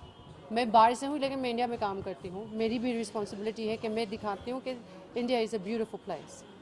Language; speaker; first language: Hindi; early bilingual, heritage; English